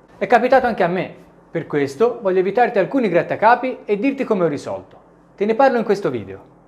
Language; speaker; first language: Italian; native; Italian